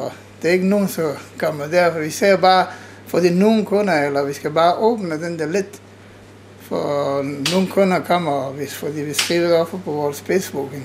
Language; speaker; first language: Danish; non-native, learner; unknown